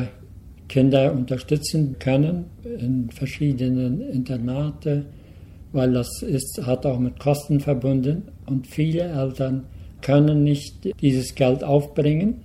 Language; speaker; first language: German; early bilingual, heritage; Low German